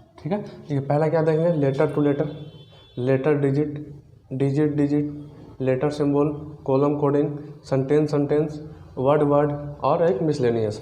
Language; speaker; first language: Hindi; native; Hindi